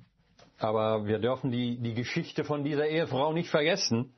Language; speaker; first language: German; non-native, fluent; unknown